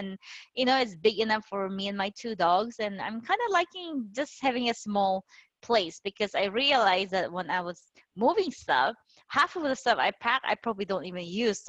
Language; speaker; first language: English; non-native, local second language; Filipino